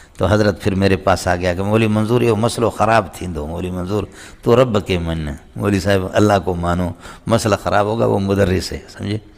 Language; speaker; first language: Urdu; non-native, local second language; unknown